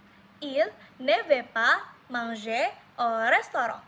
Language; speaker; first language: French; non-native, learner; Indonesian